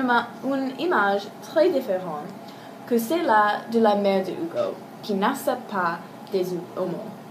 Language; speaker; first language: French; non-native, learner; English